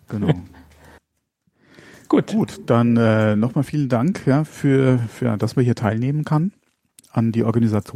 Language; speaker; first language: German; native; German